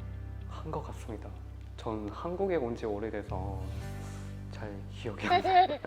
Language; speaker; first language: Korean; non-native, fluent; Chinese